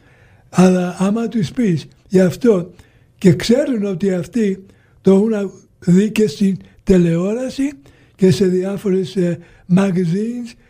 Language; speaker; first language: Greek; early bilingual, heritage; Greek